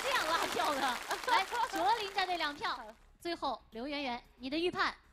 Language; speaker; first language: Chinese; native; Chinese